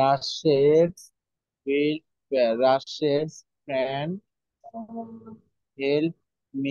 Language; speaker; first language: English; non-native, learner; Bangla